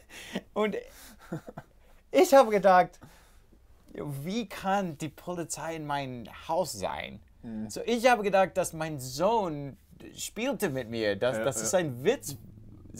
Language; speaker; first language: German; non-native, learner; English